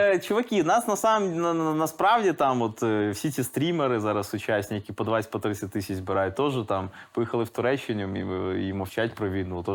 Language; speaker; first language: Ukrainian; native; Ukrainian